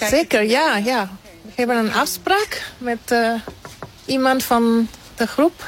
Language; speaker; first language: Dutch; non-native, fluent; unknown